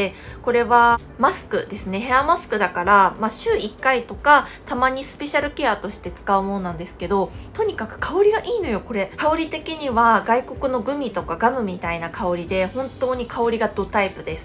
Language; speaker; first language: Japanese; non-native, fluent; Korean